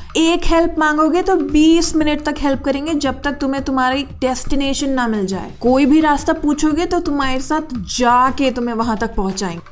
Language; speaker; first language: Hindi; native; Hindi